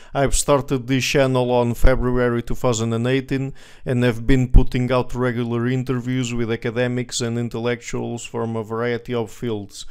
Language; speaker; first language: English; non-native, fluent; Portuguese